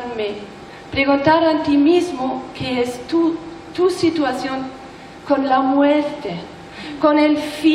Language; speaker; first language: Spanish; non-native, learner; German